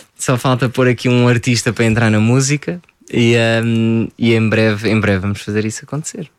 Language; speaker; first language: Portuguese; early bilingual, other home language; French